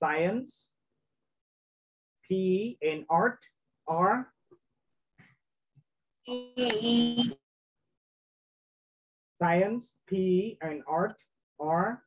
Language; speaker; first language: English; non-native, fluent; Vietnamese